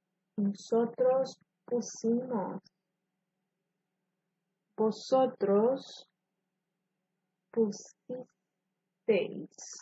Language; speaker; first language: Spanish; non-native, fluent; English